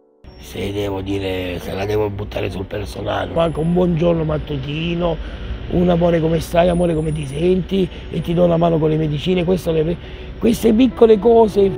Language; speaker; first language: Italian; native; Italian